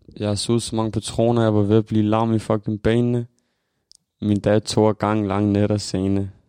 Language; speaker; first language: Danish; early bilingual, other home language; Albanian